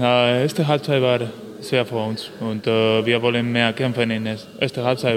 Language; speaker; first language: German; non-native, learner; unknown